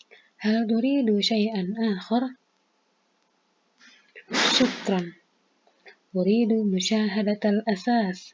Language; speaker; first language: Arabic; non-native, fluent; Indonesian